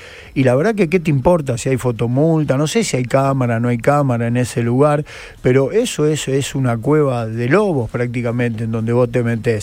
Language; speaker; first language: Spanish; native; Spanish